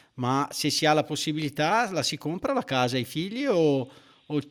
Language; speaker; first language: Italian; native; Italian